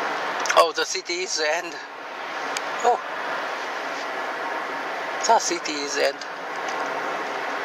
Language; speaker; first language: English; non-native, learner; Japanese